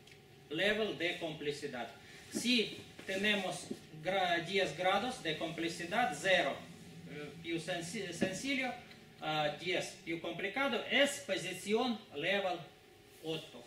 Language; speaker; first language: Italian; non-native, learner; Spanish